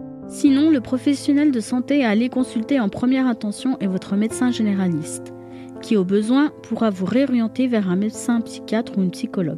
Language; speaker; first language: French; native; French